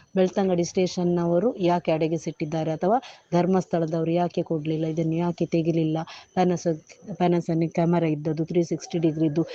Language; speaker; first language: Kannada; native; Kannada